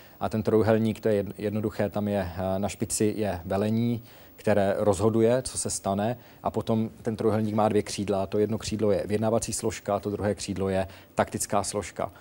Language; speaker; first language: Czech; native; Czech